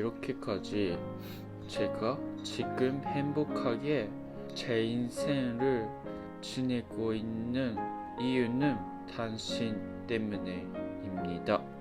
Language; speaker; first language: Korean; non-native, fluent; Japanese